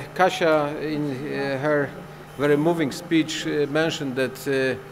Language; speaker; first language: English; non-native, fluent; Polish